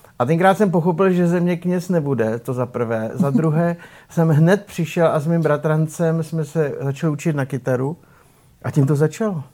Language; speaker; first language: Czech; native; Czech